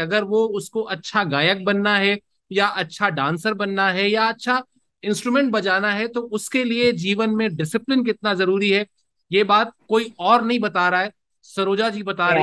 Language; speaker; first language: Hindi; native; Hindi